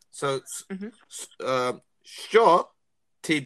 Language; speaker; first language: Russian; non-native, learner; English